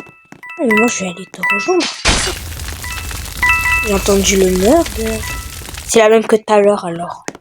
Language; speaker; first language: French; native; French